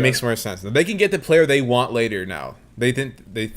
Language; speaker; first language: English; native; English